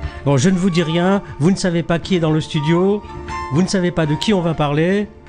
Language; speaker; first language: French; native; French